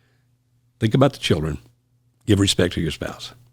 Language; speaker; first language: English; native; English